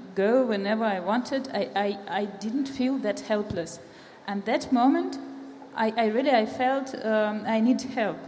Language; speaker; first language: English; non-native, fluent; Russian